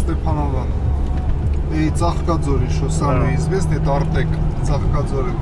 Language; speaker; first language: Russian; non-native, learner; Armenian